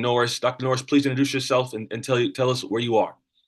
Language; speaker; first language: English; native; English